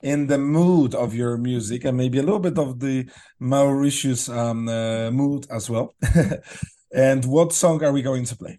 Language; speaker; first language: English; non-native, fluent; Polish